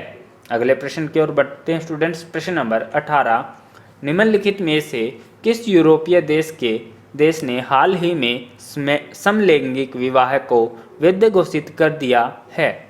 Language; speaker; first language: Hindi; native; Hindi